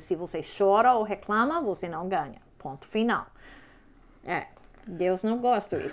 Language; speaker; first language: Portuguese; non-native, learner; English